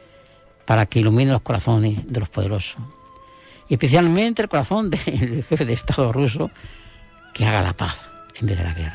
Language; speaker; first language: Spanish; native; Spanish